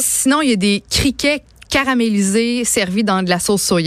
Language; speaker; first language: French; native; French